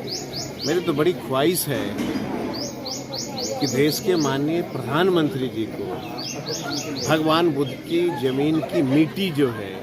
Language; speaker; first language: Hindi; native; Hindi